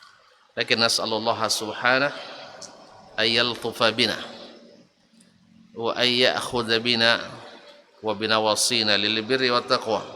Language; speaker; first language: Arabic; non-native, fluent; Indonesian